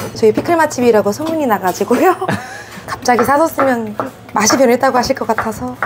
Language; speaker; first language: Korean; native; Korean